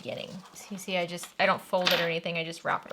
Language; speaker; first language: English; native; English